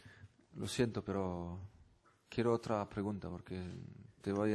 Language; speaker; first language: Spanish; non-native, fluent; French